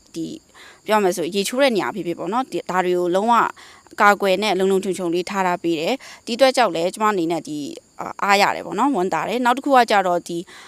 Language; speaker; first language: Burmese; non-native, local second language; Mon